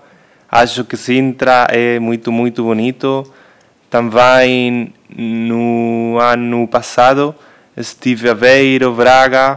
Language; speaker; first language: Portuguese; non-native, learner; Spanish